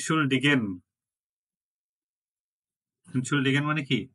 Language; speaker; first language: German; non-native, fluent; Bangla